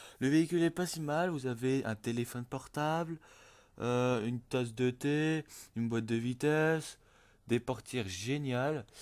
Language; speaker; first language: French; native; French